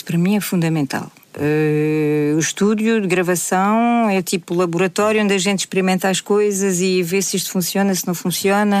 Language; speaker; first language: Portuguese; native; Portuguese